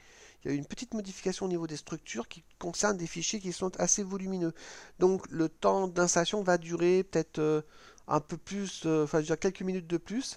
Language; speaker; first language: French; native; French